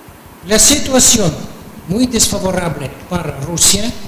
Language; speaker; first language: Spanish; non-native, fluent; Russian